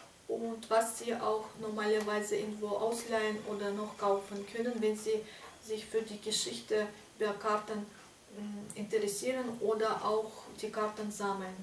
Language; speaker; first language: German; non-native, fluent; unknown